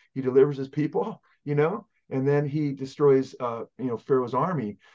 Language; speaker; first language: English; native; English